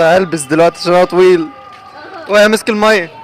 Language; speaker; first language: Arabic; native; Arabic